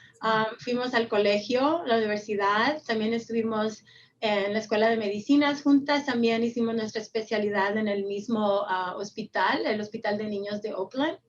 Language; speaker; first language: Spanish; early bilingual, heritage; Spanish